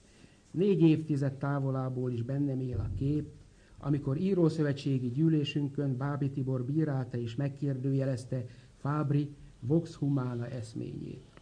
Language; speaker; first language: Hungarian; native; Hungarian